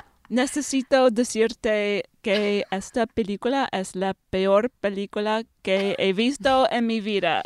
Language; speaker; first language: Spanish; non-native, learner; English